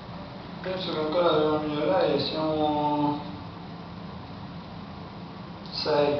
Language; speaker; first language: Italian; non-native, fluent; Spanish